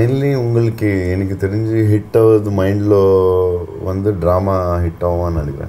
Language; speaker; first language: Tamil; non-native, learner; Telugu